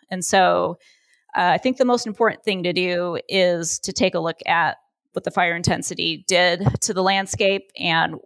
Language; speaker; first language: English; native; English